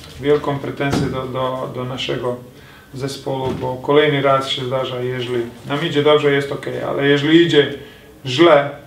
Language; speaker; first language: Polish; non-native, fluent; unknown